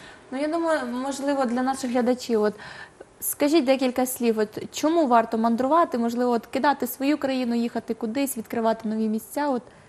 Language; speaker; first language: Ukrainian; native; Ukrainian